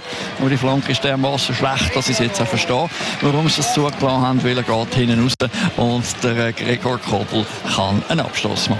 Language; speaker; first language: German; native; German